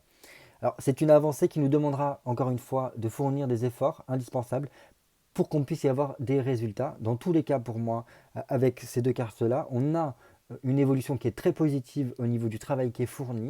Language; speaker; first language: French; native; French